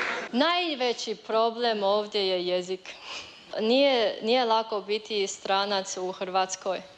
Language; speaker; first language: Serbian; non-native, learner; Chinese